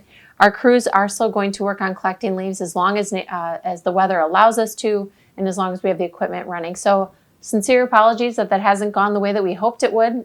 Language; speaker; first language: English; native; English